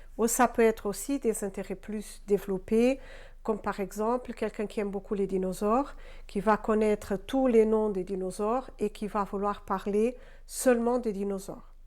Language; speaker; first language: French; non-native, fluent; Portuguese